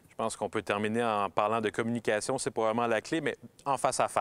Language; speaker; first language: French; native; French